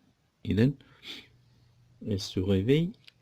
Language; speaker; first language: French; non-native, local second language; Arabic